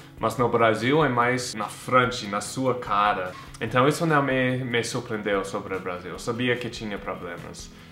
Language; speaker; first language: Portuguese; non-native, fluent; English